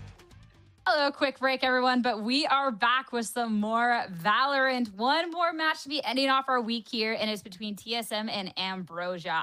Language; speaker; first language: English; native; English